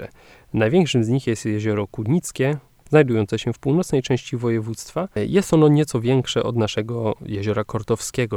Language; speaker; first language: Polish; native; Polish